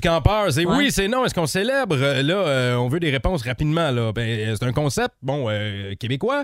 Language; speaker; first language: French; native; French